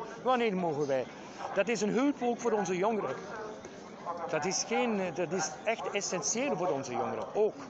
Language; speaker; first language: Dutch; non-native, local second language; French